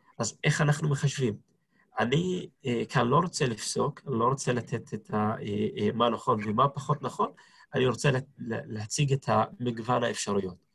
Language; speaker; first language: Hebrew; non-native, local second language; Arabic